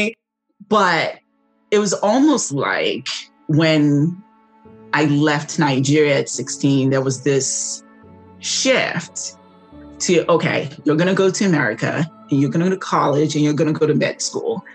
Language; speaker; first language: English; non-native, local second language; Yoruba